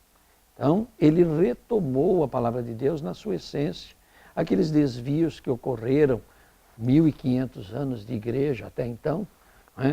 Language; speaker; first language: Portuguese; native; Portuguese